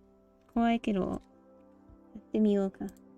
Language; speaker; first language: Japanese; non-native, learner; English